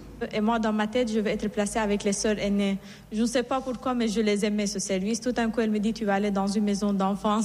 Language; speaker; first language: French; non-native, fluent; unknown